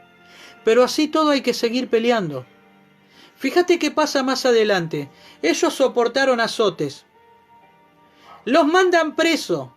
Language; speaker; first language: Spanish; native; Spanish